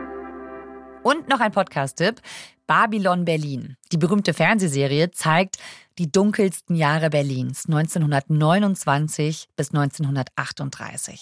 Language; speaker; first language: German; native; German